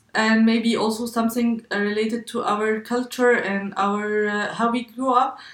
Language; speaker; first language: English; non-native, fluent; Arabic